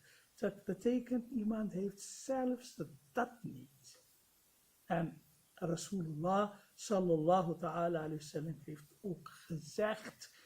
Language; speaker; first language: Dutch; non-native, fluent; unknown